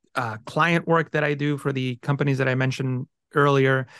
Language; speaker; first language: English; early bilingual, other home language; Spanish